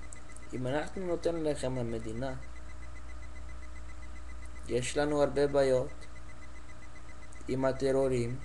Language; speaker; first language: Hebrew; non-native, learner; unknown